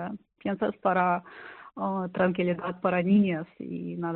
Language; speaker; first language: Spanish; non-native, learner; Ukrainian